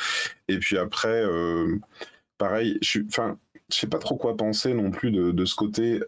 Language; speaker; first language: French; native; French